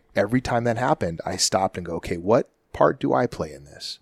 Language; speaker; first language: English; native; English